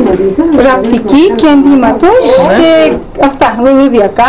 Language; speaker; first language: Greek; non-native, local second language; Turkish